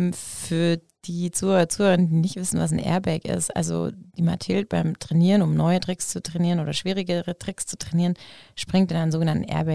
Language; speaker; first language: German; native; German